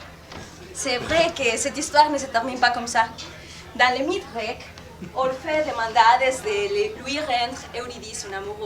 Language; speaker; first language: French; non-native, fluent; Spanish